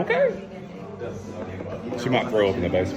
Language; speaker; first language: English; native; English